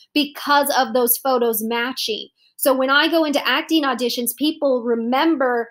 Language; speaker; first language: English; native; English